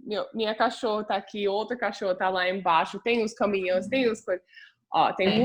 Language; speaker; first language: Portuguese; non-native, fluent; English